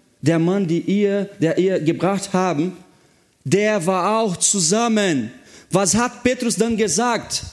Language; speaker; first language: German; non-native, fluent; Portuguese